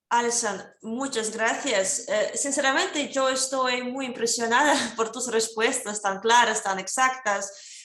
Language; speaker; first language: Spanish; non-native, fluent; Russian